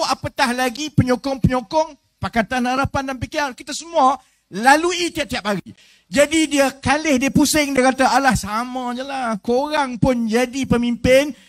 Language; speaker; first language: Malay; native; Malay